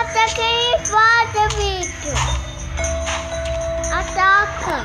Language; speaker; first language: Portuguese; native; Portuguese